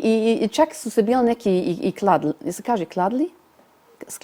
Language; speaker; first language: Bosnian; early bilingual, heritage; Bosnian